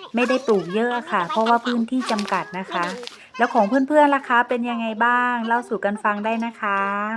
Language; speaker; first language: Thai; non-native, local second language; Northern Khmer